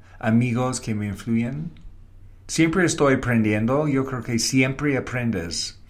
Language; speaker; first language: Spanish; non-native, fluent; English